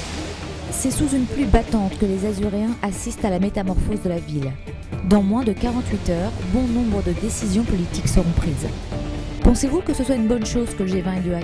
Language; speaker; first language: French; native; French